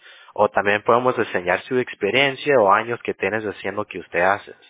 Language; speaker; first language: Spanish; early bilingual, heritage; Spanish